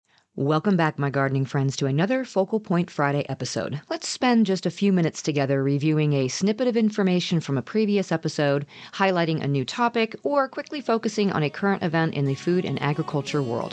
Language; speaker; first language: English; native; English